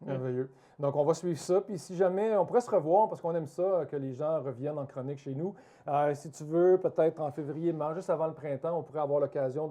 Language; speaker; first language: French; native; French